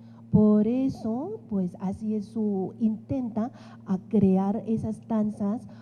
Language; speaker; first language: Spanish; non-native, fluent; Chinese